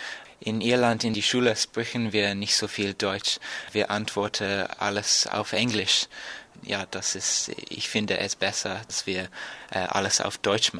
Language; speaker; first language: German; non-native, learner; English